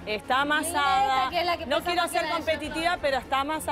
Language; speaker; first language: Spanish; native; Spanish